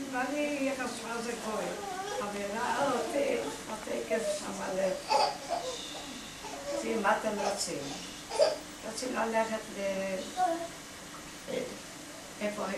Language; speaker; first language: Hebrew; non-native, fluent; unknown